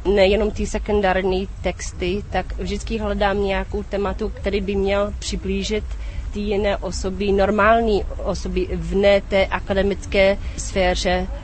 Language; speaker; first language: Czech; non-native, fluent; English